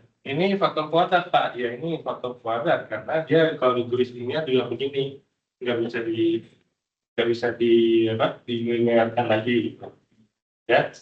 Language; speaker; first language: Indonesian; native; Indonesian